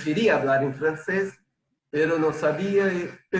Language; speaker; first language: Spanish; non-native, fluent; Portuguese